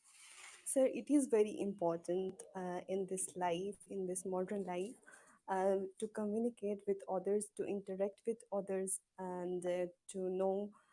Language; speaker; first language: English; non-native, learner; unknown